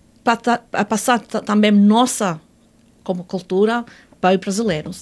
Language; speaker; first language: Portuguese; non-native, fluent; English